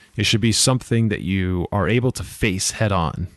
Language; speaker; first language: English; native; English